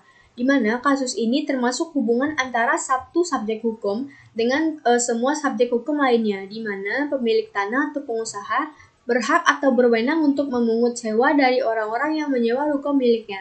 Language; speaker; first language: Indonesian; native; Indonesian